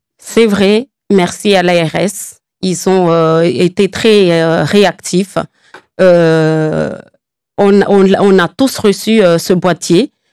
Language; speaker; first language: French; non-native, local second language; Comorian